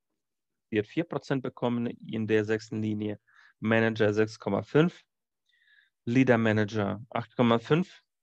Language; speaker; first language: German; non-native, fluent; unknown